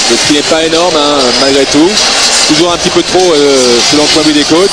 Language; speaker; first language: French; native; French